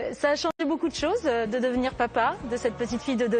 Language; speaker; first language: French; native; French